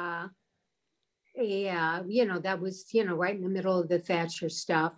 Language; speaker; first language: English; native; English